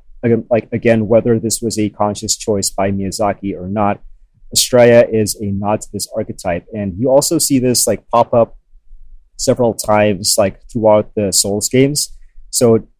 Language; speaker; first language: English; non-native, local second language; Filipino